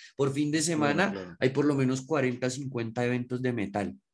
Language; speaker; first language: Spanish; native; Spanish